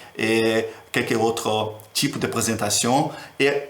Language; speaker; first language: French; non-native, learner; Portuguese